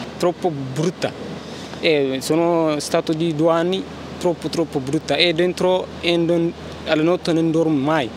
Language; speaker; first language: Italian; non-native, learner; Tigrinya